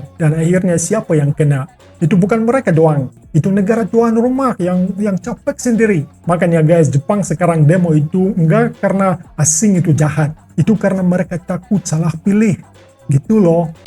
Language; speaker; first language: Indonesian; non-native, fluent; Russian